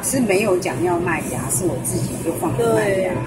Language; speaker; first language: Chinese; native; Chinese